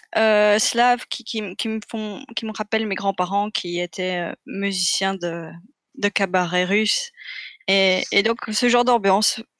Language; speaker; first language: French; native; French